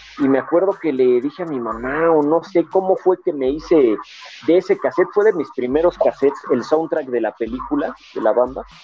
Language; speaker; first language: Spanish; native; Spanish